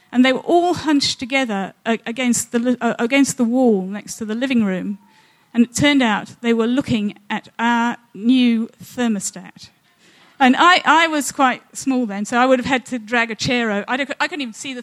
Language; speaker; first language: English; native; English